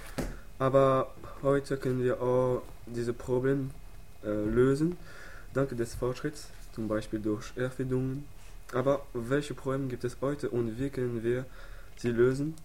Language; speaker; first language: German; non-native, learner; French